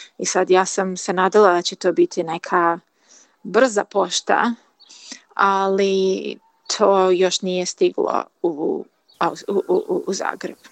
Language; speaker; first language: Croatian; early bilingual, heritage; Croatian